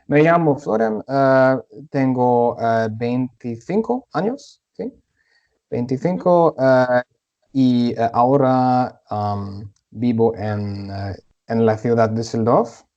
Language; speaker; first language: Spanish; non-native, learner; German